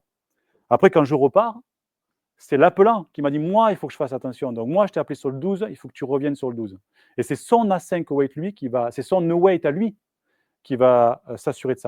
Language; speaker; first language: French; native; French